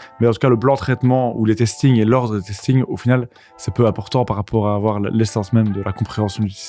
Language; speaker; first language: French; native; French